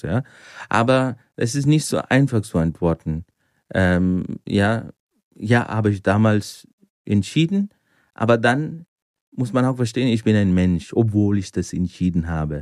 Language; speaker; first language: German; non-native, fluent; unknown